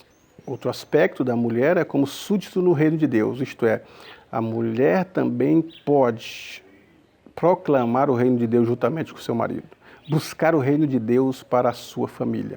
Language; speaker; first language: Portuguese; native; Portuguese